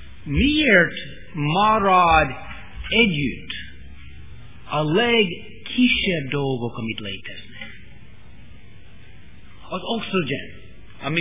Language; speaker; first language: Hungarian; non-native, learner; English